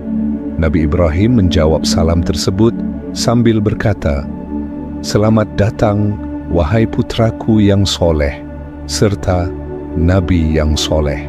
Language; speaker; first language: Indonesian; native; Indonesian